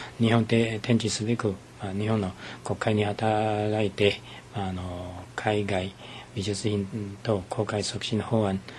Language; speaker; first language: Japanese; non-native, fluent; Chinese